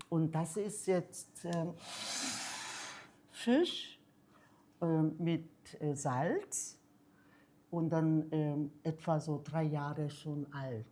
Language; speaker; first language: German; non-native, fluent; Korean